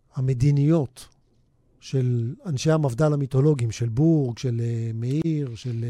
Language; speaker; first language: Hebrew; native; Hebrew